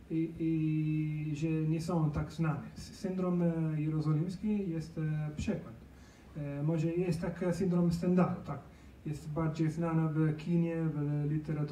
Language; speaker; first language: Polish; non-native, learner; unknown